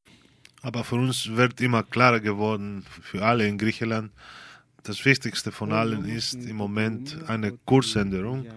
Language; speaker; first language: German; non-native, fluent; Greek